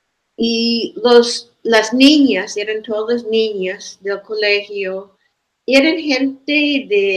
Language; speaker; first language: Spanish; non-native, fluent; English